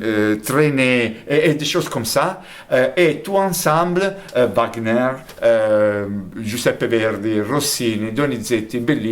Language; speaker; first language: French; non-native, fluent; Italian